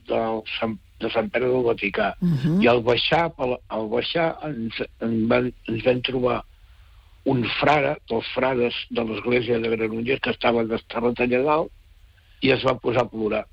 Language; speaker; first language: Catalan; native; Catalan